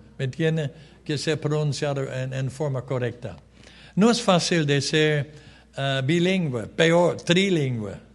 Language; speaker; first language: Spanish; early bilingual, other home language; German